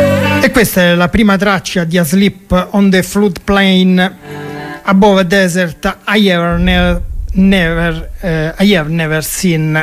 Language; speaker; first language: Italian; native; Italian